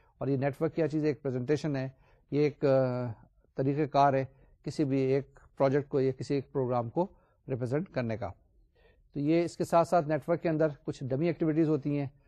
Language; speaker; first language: Urdu; native; Urdu